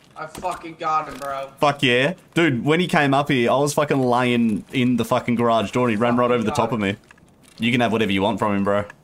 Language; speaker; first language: English; native; English